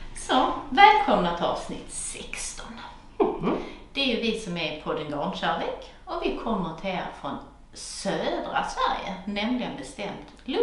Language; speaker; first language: Swedish; native; Swedish